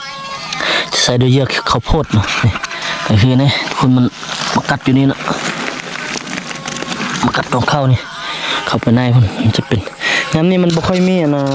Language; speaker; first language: Thai; non-native, local second language; Lao